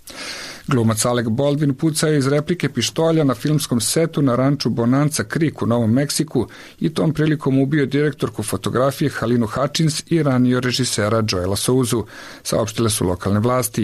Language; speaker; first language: Croatian; native; Croatian